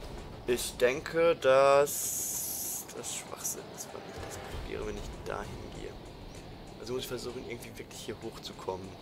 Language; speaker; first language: German; native; German